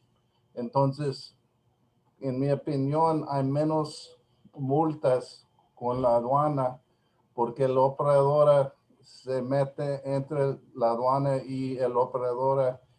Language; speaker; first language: Spanish; non-native, learner; English